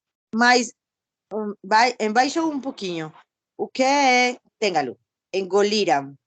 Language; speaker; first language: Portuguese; non-native, learner; Spanish